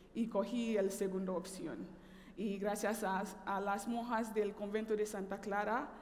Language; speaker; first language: Spanish; non-native, fluent; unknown